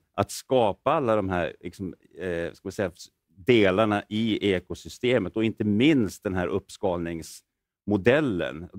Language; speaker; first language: Swedish; native; Swedish